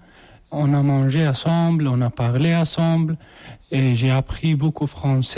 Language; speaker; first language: French; non-native, learner; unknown